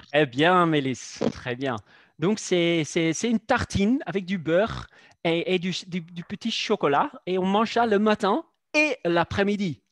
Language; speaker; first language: French; non-native, fluent; Dutch